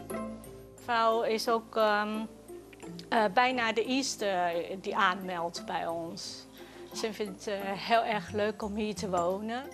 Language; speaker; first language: Dutch; non-native, fluent; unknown